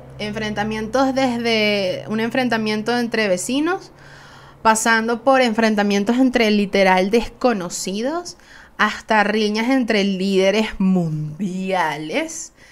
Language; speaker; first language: Spanish; native; Spanish